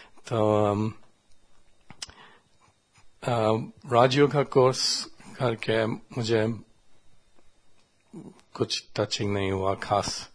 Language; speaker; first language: Hindi; non-native, learner; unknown